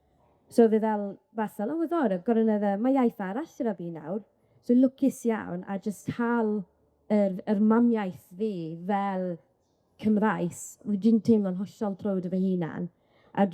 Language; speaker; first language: Welsh; non-native, local second language; English